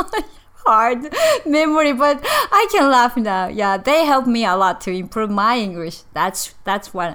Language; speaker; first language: English; non-native, learner; Japanese